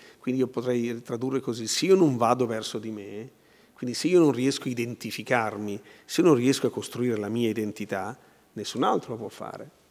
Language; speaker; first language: Italian; native; Italian